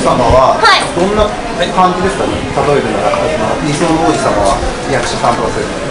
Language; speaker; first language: Japanese; native; Japanese